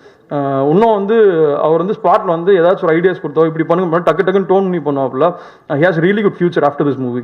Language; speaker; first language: Tamil; native; Tamil